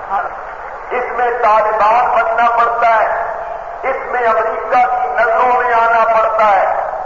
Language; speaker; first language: Urdu; non-native, local second language; Punjabi